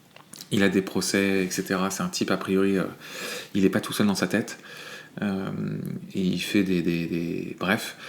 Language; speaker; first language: French; native; French